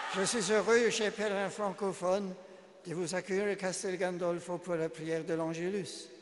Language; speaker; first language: French; non-native, fluent; German